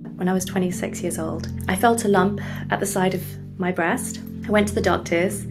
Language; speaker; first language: English; native; English